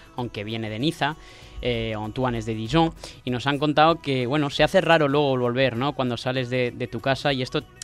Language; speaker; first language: Spanish; native; Spanish